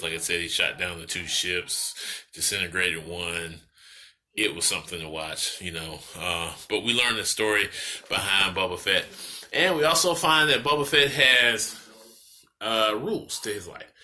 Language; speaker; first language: English; native; English